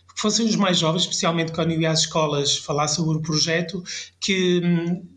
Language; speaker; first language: Portuguese; early bilingual, other home language; French